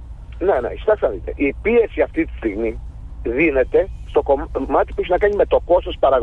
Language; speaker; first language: Greek; native; Greek